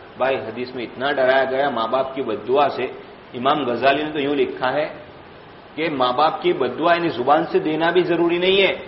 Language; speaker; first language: Urdu; native; Urdu